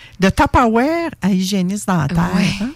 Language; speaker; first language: French; native; French